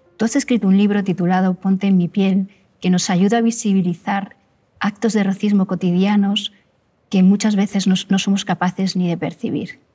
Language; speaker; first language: Spanish; native; Spanish